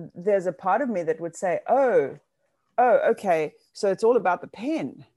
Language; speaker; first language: English; native; English